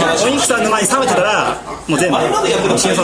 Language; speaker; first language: Japanese; native; Japanese